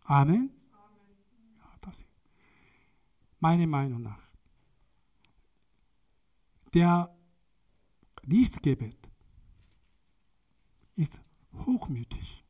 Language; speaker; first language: German; non-native, learner; Korean